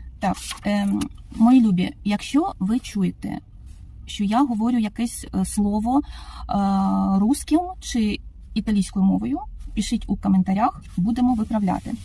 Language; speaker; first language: Ukrainian; native; Ukrainian